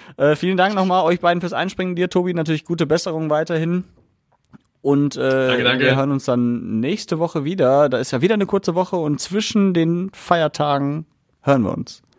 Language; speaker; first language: German; native; German